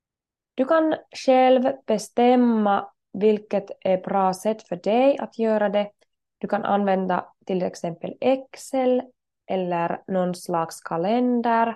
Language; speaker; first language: Swedish; non-native, learner; Finnish